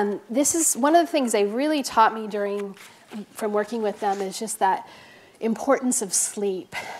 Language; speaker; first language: English; native; English